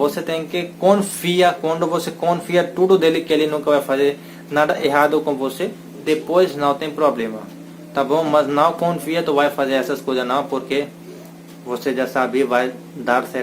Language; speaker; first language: Portuguese; non-native, learner; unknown